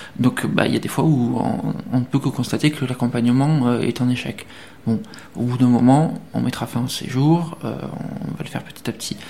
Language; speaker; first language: French; native; French